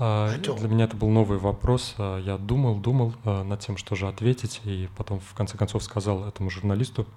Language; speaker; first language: Russian; native; Russian